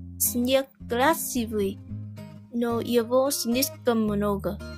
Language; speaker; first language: Russian; non-native, learner; Vietnamese